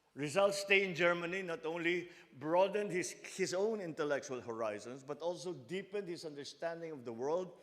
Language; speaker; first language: English; non-native, local second language; Filipino